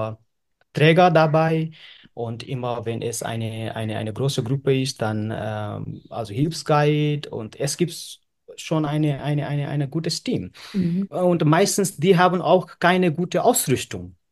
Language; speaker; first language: German; non-native, fluent; Nepali